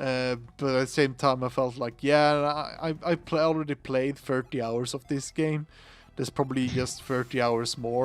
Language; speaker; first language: English; non-native, fluent; Swedish